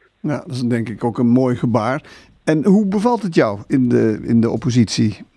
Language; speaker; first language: Dutch; native; Dutch